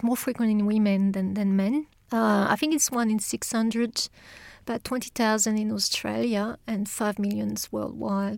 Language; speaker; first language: English; non-native, fluent; French